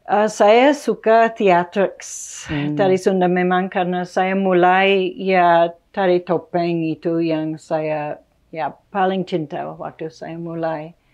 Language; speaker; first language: Indonesian; non-native, fluent; English